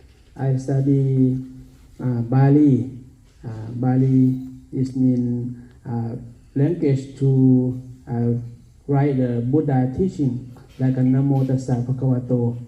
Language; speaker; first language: English; non-native, learner; Thai